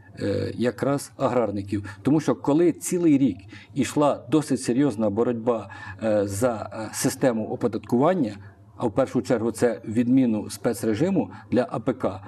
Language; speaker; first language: Ukrainian; non-native, local second language; Russian